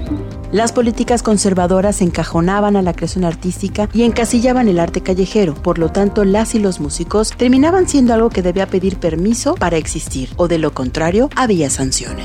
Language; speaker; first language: Spanish; native; Spanish